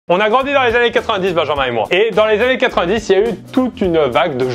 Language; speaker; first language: French; native; French